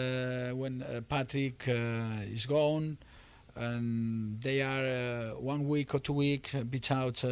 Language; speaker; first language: English; non-native, learner; Spanish